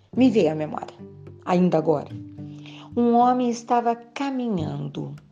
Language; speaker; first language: Portuguese; native; Portuguese